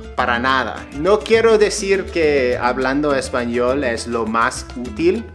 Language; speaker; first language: Spanish; non-native, fluent; English